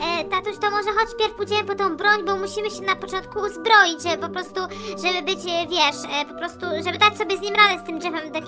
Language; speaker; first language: Polish; native; Polish